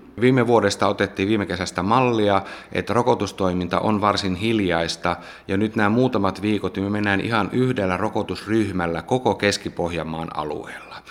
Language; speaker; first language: Finnish; native; Finnish